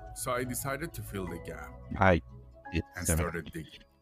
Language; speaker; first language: English; non-native, fluent; Persian